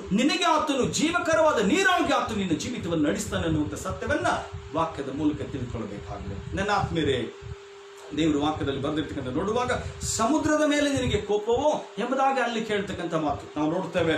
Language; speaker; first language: Kannada; native; Kannada